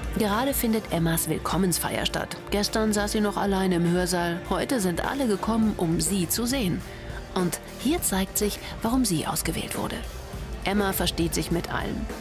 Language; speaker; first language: German; native; German